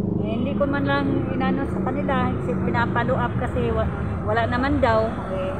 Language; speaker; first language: Filipino; non-native, local second language; Cebuano